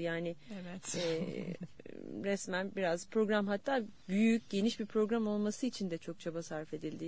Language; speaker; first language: Turkish; native; Turkish